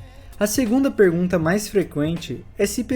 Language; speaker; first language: Portuguese; native; Portuguese